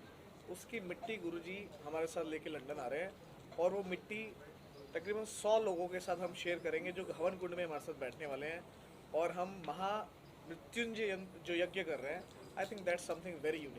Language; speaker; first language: Hindi; native; Hindi